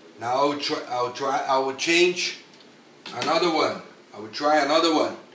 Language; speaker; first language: English; non-native, learner; Portuguese